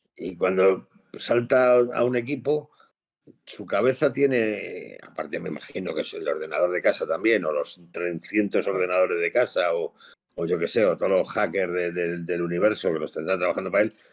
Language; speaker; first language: Spanish; native; Spanish